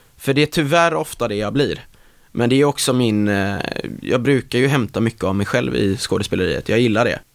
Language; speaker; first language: Swedish; native; Swedish